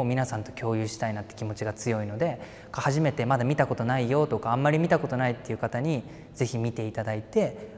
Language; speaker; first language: Japanese; native; Japanese